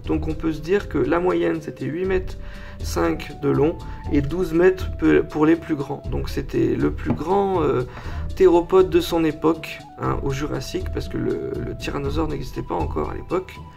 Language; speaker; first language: French; native; French